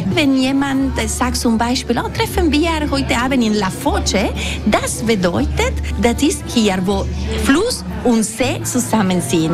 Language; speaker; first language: German; non-native, learner; Italian